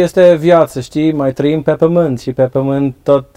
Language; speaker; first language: Romanian; non-native, learner; Dutch